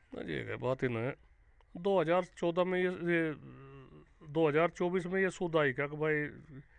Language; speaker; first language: Hindi; native; Hindi